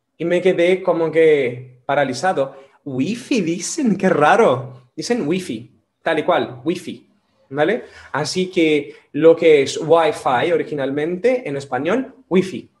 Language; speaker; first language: Spanish; non-native, fluent; Portuguese